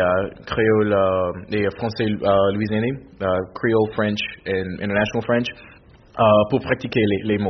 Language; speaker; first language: French; non-native, fluent; English